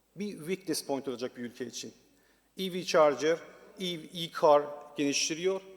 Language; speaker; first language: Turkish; non-native, learner; Persian